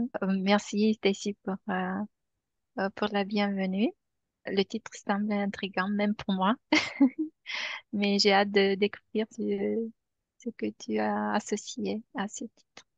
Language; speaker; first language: French; non-native, fluent; Romanian